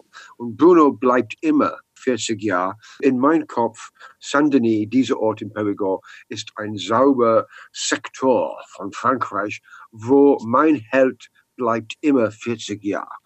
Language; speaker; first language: German; non-native, learner; English